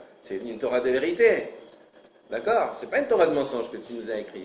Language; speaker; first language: French; native; French